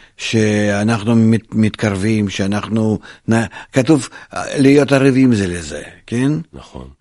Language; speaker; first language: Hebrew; non-native, fluent; Russian